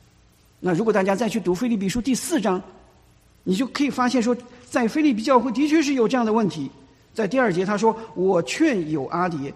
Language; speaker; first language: Chinese; native; Chinese